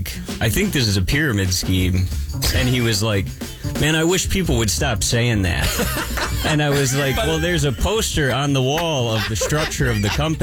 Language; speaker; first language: English; native; English